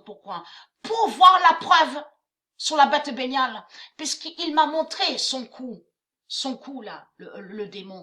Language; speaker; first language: French; native; French